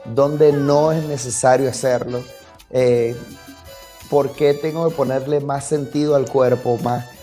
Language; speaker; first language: Spanish; native; Spanish